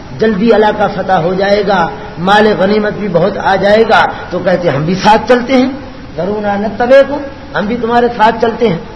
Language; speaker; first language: Urdu; non-native, local second language; Punjabi